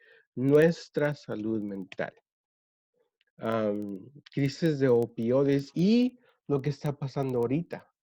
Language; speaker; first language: Spanish; early bilingual, other home language; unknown